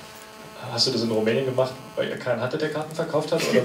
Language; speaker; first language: German; native; German